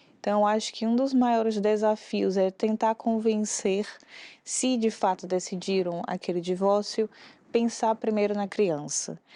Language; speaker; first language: Portuguese; native; Portuguese